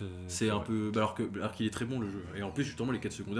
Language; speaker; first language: French; native; French